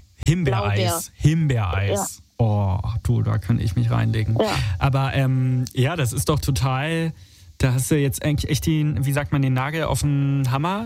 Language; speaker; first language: German; native; German